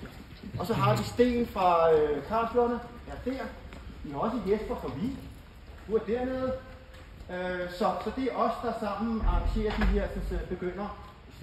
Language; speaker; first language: Danish; native; Danish